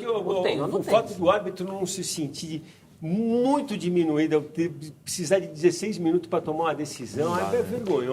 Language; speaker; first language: Portuguese; native; Portuguese